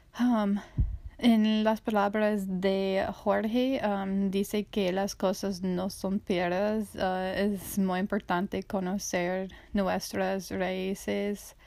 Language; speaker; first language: Spanish; non-native, learner; English